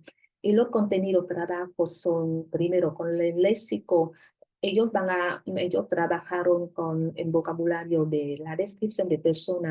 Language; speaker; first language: Spanish; non-native, fluent; Vietnamese